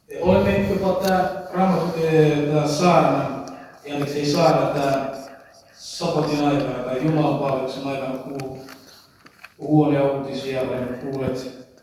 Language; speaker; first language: Finnish; early bilingual, other home language; Kinyarwanda